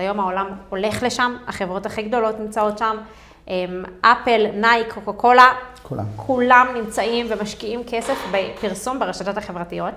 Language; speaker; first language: Hebrew; native; Hebrew